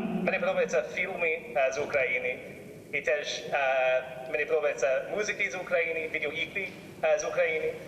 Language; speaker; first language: Ukrainian; non-native, learner; English